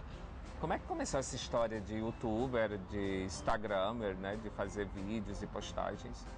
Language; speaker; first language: Portuguese; native; Portuguese